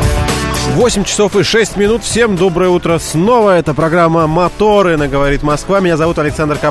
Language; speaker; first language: Russian; native; Russian